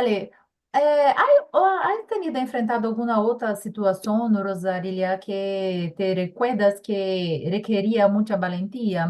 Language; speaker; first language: Spanish; non-native, learner; Portuguese